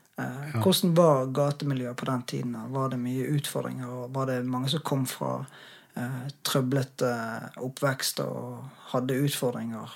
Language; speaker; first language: Norwegian; native; Norwegian